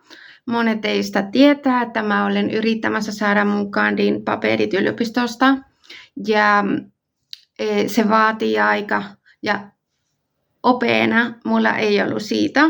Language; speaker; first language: Finnish; non-native, fluent; Spanish